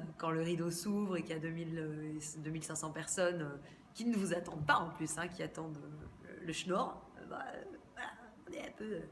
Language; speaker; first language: French; native; French